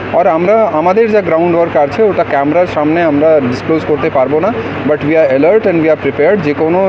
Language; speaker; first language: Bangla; non-native, local second language; Hindi